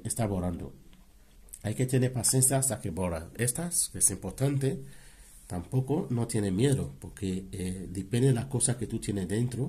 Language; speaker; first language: Spanish; non-native, learner; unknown